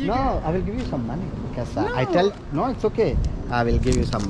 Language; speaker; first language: English; non-native, learner; Telugu